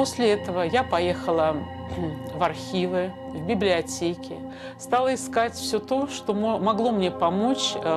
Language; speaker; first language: Russian; native; Russian